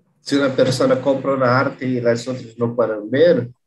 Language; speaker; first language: Spanish; non-native, learner; Portuguese